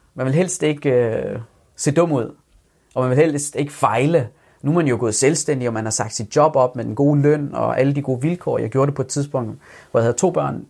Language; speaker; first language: Danish; early bilingual, other home language; Persian